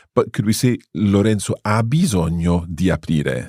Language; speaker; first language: Italian; non-native, fluent; English